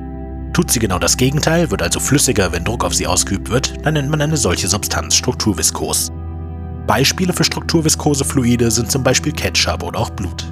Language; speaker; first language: German; native; German